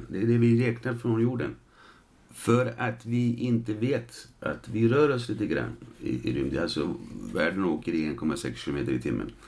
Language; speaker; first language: Swedish; non-native, fluent; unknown